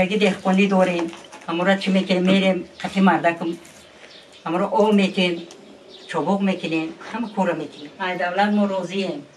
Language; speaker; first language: Persian; non-native, learner; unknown